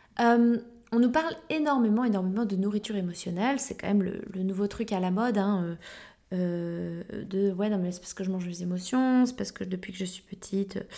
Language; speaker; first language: French; native; French